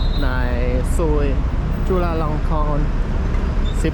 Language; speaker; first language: Thai; non-native, fluent; English